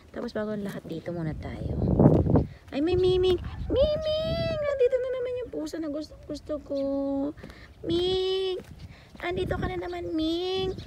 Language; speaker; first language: Filipino; non-native, local second language; Iloko